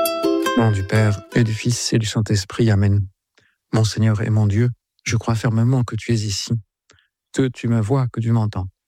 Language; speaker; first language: French; native; French